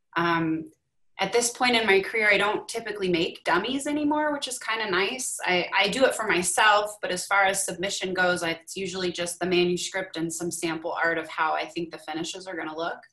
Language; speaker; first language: English; native; English